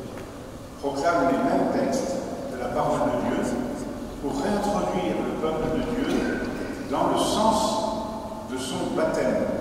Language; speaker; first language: French; native; French